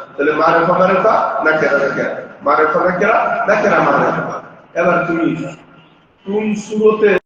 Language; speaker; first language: Bangla; native; Bangla